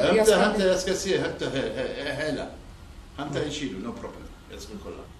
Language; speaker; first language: Swedish; non-native, learner; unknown